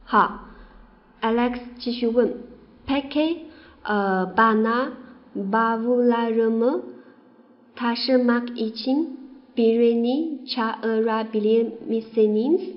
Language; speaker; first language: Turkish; non-native, fluent; Chinese